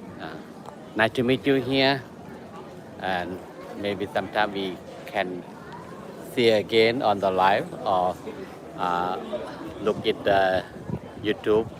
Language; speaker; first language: English; non-native, learner; Thai